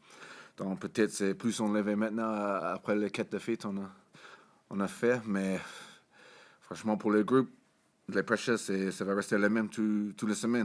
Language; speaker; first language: French; non-native, fluent; English